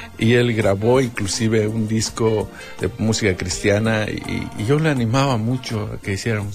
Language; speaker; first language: Spanish; native; Spanish